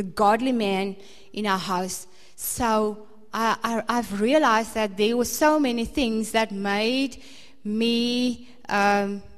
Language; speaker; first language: English; non-native, local second language; Afrikaans